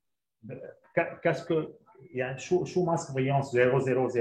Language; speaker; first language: French; non-native, local second language; Arabic